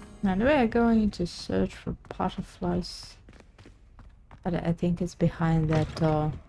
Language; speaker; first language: English; non-native, learner; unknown